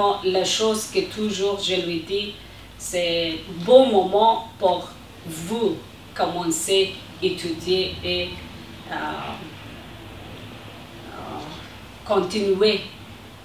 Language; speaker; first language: French; non-native, learner; Persian